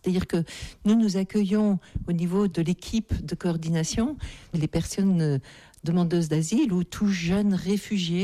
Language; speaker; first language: French; native; French